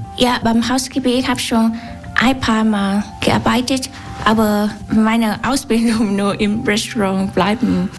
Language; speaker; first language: German; non-native, learner; Vietnamese